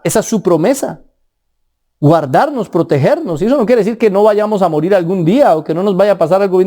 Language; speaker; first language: Spanish; native; Spanish